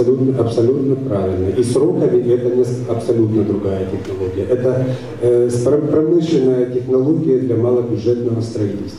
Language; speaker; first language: Russian; native; Russian